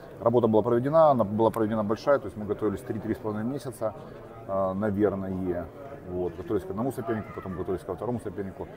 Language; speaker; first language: Russian; native; Russian